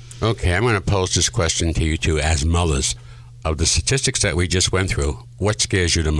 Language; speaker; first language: English; native; English